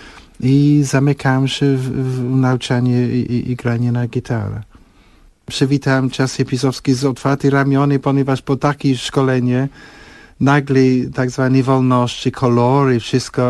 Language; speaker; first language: Polish; non-native, fluent; English